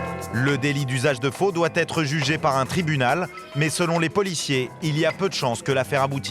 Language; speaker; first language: French; native; French